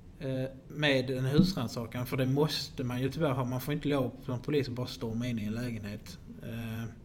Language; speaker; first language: Swedish; native; Swedish